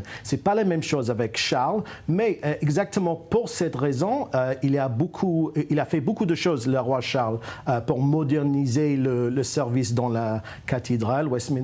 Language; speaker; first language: French; non-native, fluent; English